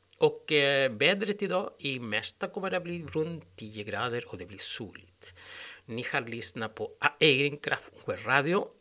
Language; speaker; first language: Swedish; non-native, learner; Spanish